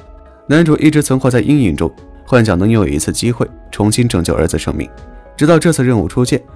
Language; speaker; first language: Chinese; native; Chinese